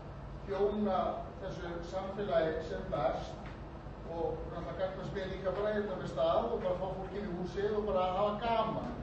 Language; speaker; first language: Icelandic; native; Icelandic